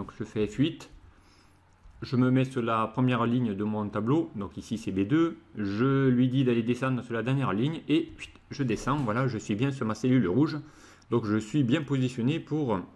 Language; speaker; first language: French; native; French